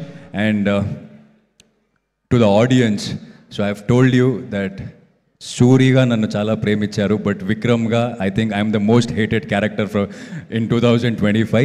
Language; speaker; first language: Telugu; non-native, local second language; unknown